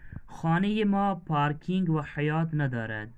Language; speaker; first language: Persian; non-native, fluent; Urdu